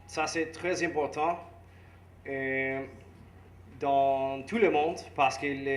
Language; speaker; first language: French; non-native, learner; English